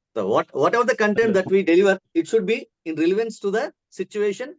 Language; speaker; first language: English; non-native, local second language; Telugu